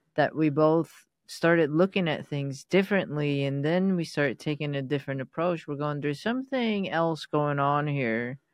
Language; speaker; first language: English; non-native, fluent; Persian